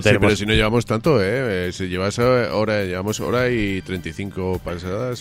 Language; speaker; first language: Spanish; native; Spanish